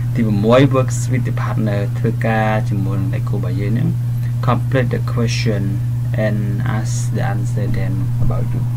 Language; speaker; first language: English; non-native, learner; Khmer